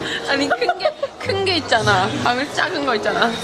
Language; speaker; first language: Korean; early bilingual, heritage; English